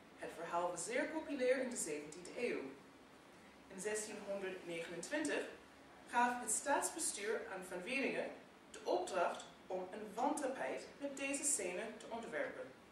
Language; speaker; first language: Dutch; non-native, fluent; English